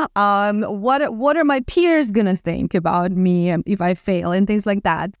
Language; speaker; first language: English; non-native, fluent; Russian